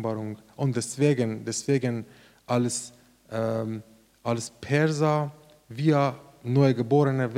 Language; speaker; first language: German; non-native, learner; Persian